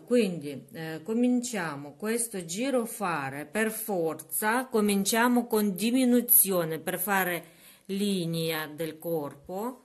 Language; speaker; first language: Italian; non-native, learner; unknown